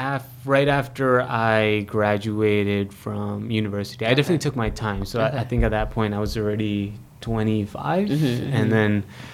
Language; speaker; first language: English; non-native, fluent; Filipino